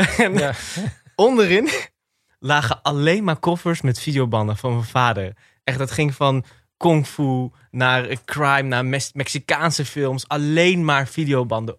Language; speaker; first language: Dutch; early bilingual, other home language; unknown